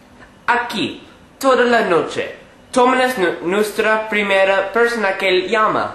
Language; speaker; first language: Spanish; non-native, learner; English